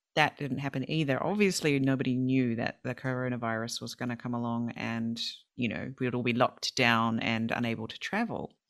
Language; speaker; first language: English; native; English